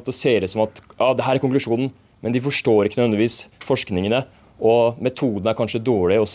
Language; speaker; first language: Norwegian; native; Norwegian